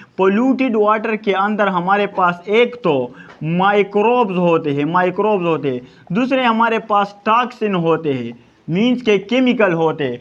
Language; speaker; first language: Urdu; non-native, local second language; Pashto